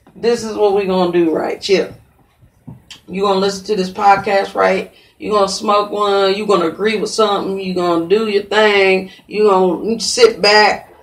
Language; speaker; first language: English; native; English